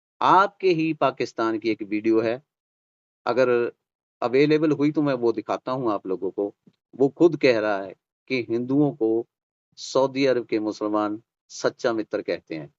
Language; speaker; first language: Hindi; native; Hindi